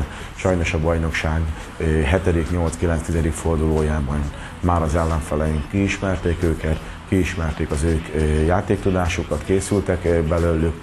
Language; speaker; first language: Hungarian; native; Hungarian